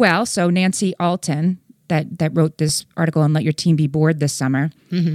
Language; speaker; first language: English; native; English